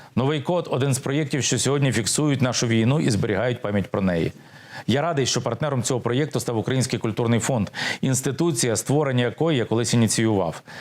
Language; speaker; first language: Ukrainian; native; Ukrainian